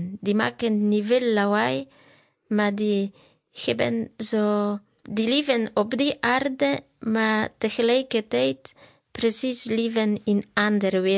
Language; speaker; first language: Dutch; non-native, learner; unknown